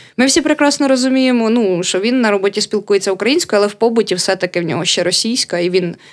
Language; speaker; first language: Ukrainian; native; Ukrainian